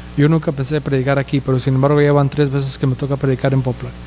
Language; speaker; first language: Spanish; early bilingual, heritage; Spanish